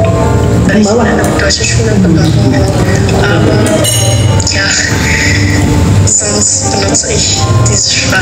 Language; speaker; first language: German; non-native, fluent; Indonesian